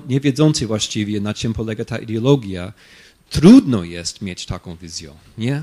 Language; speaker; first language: Polish; non-native, fluent; English